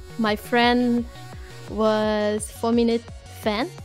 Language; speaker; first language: English; non-native, fluent; Portuguese